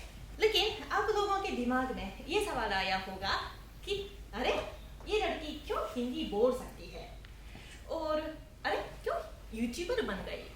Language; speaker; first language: Hindi; non-native, fluent; Japanese